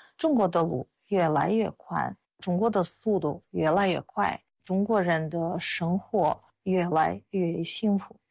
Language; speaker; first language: Chinese; non-native, fluent; Russian